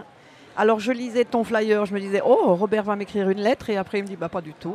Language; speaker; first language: French; native; French